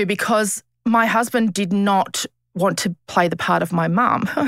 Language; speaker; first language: English; native; English